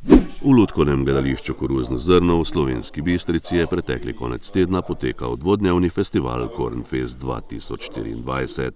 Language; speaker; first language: Slovenian; native; Slovenian